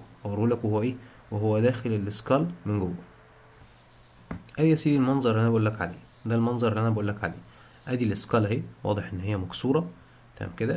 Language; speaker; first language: Arabic; native; Arabic